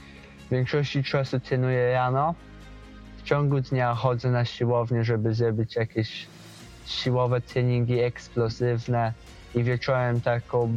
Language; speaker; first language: Polish; early bilingual, heritage; Polish